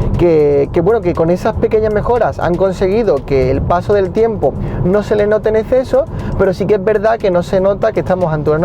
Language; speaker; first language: Spanish; native; Spanish